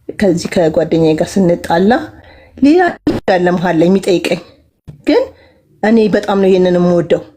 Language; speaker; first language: Amharic; native; Amharic